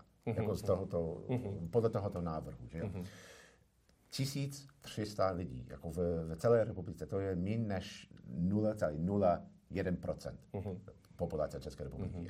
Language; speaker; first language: Czech; non-native, fluent; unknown